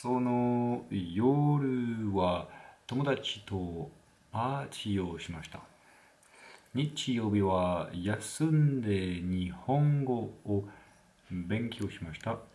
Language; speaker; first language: Japanese; non-native, learner; French